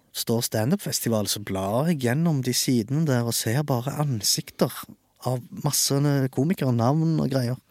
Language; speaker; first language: Norwegian; early bilingual, other home language; Arabic